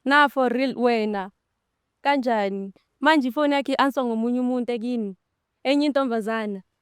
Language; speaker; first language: Zulu; non-native, local second language; Northern Sotho